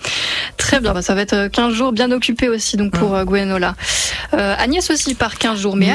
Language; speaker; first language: French; native; French